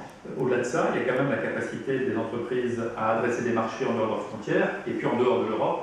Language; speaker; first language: French; native; French